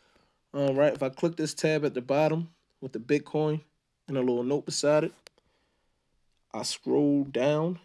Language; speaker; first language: English; native; English